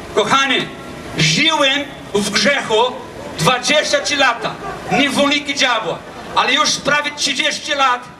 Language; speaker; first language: Polish; non-native, learner; Portuguese